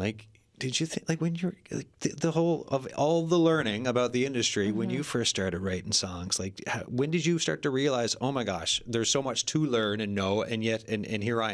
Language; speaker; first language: English; native; English